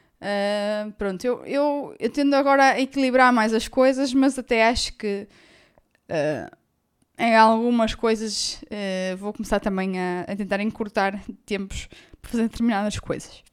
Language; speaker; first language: Portuguese; native; Portuguese